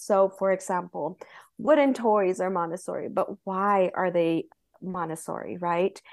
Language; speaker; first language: English; early bilingual, other home language; Spanish